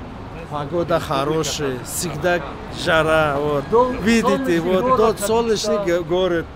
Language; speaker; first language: Russian; non-native, local second language; Tajik